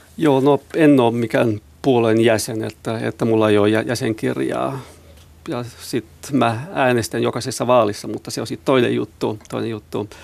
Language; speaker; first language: Finnish; non-native, local second language; Swedish